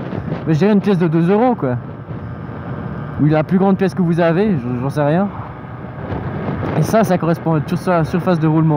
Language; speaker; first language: French; native; French